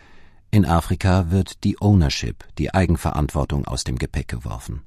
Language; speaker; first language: German; native; German